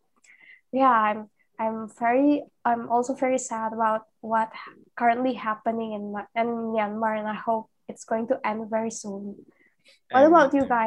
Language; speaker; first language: English; non-native, fluent; Indonesian